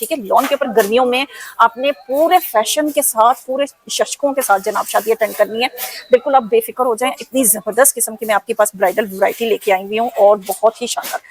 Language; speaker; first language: Urdu; non-native, local second language; Punjabi